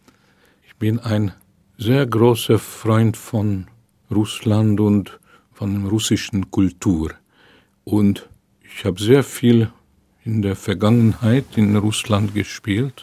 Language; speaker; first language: German; non-native, fluent; Hungarian